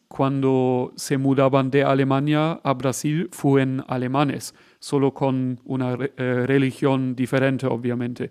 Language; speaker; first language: Spanish; non-native, fluent; German